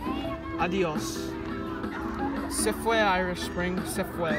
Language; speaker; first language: Spanish; non-native, learner; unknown